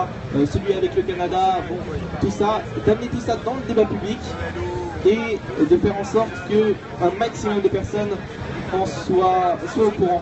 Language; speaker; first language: French; native; French